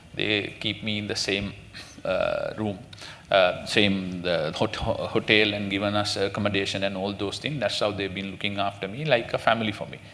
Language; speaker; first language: English; non-native, local second language; Sinhala